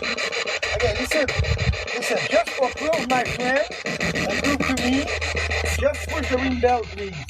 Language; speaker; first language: English; non-native, local second language; French